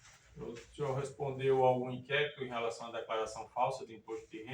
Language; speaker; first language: Portuguese; native; Portuguese